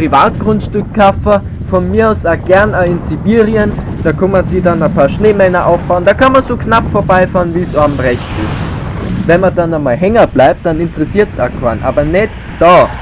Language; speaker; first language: German; native; German